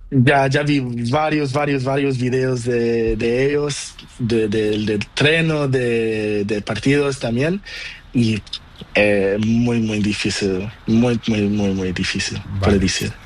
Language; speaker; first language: Spanish; non-native, learner; Portuguese